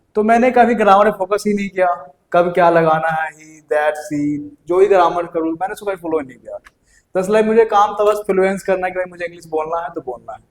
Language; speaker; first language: Hindi; native; Hindi